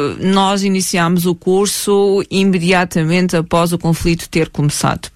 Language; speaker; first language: Portuguese; non-native, fluent; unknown